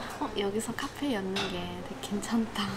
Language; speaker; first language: Korean; non-native, learner; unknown